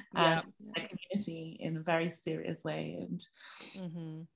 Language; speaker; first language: English; native; English